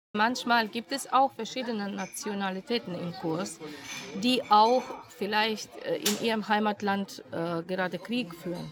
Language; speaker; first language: German; non-native, fluent; Russian